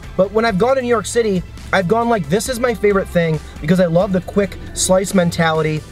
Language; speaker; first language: English; native; English